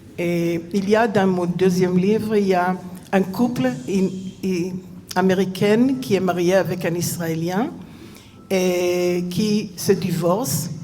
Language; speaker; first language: French; non-native, fluent; Hebrew